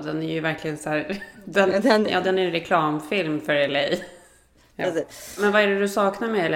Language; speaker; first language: Swedish; native; Swedish